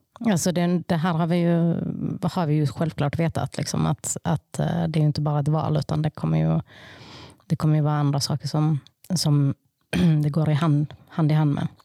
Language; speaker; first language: Swedish; early bilingual, other home language; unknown